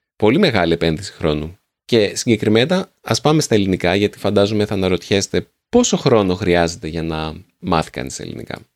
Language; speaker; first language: Greek; native; Greek